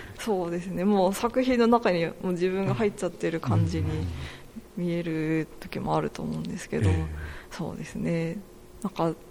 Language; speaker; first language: Japanese; native; Japanese